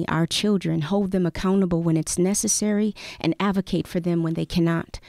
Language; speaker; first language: English; native; English